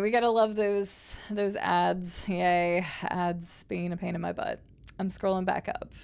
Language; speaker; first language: English; native; English